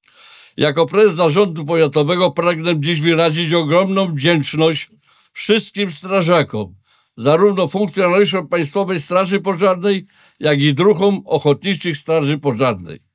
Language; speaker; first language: Polish; native; Polish